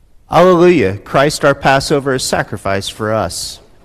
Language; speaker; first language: English; native; English